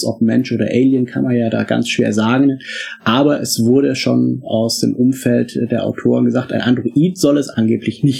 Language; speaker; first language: German; native; German